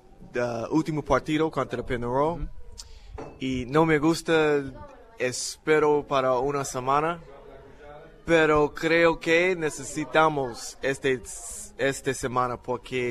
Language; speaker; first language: Spanish; non-native, learner; English